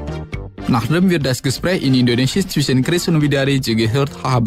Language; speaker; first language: German; non-native, fluent; Indonesian